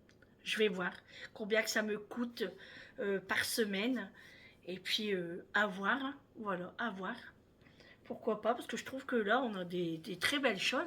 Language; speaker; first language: French; native; French